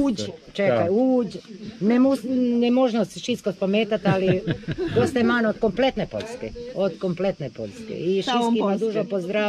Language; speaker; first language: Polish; non-native, learner; Croatian